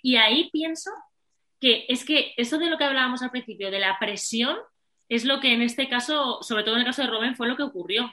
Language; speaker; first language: Spanish; native; Spanish